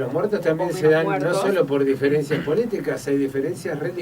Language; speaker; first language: Spanish; native; Spanish